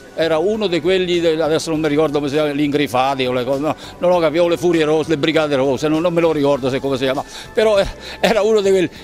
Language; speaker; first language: Italian; native; Italian